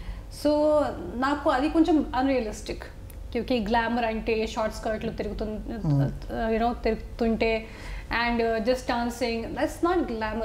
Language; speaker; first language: Telugu; non-native, local second language; Hindi